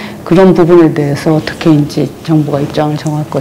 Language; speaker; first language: Korean; native; Korean